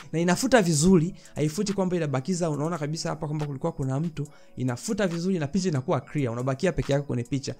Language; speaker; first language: Swahili; native; Swahili